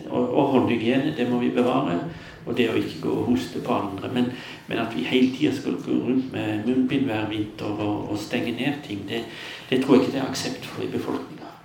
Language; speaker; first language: Norwegian; native; Norwegian